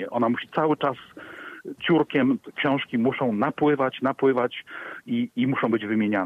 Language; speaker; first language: Polish; native; Polish